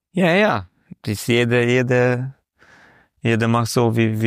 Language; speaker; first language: German; non-native, learner; Romanian